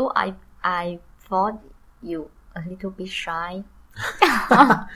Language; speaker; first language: English; non-native, learner; Chinese